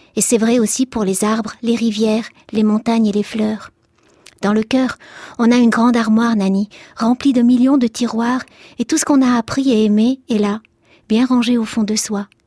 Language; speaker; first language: French; early bilingual, other home language; Arabic